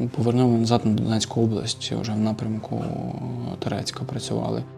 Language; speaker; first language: Ukrainian; native; Ukrainian